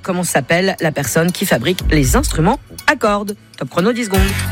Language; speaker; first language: French; native; French